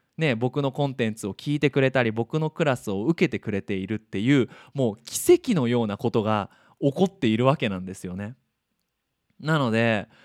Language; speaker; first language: Japanese; native; Japanese